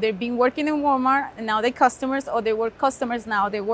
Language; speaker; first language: English; non-native, fluent; Spanish